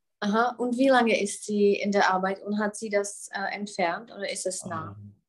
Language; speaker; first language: German; non-native, fluent; Czech